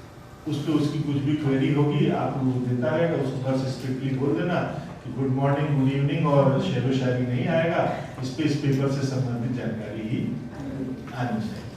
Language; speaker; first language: Hindi; native; Hindi